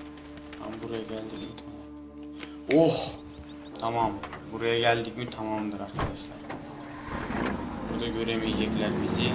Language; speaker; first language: Turkish; native; Turkish